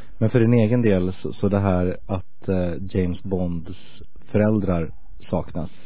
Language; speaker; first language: Swedish; native; Swedish